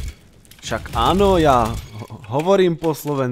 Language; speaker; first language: Slovak; non-native, learner; Czech